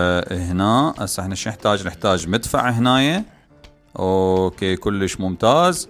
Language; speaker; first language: Arabic; native; Arabic